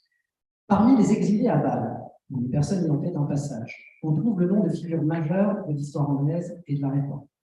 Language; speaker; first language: French; native; French